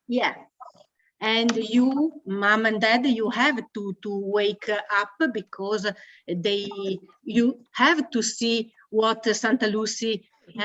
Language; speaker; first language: English; non-native, learner; Italian